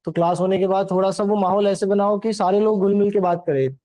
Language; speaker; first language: Hindi; non-native, local second language; Marathi